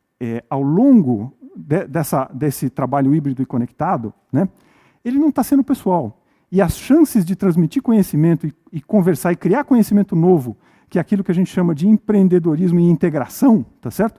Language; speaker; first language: Portuguese; native; Portuguese